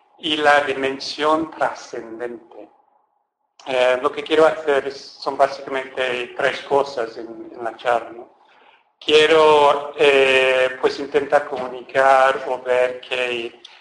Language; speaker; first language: Spanish; non-native, fluent; English